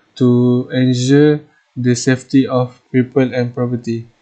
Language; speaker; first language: English; non-native, local second language; Malay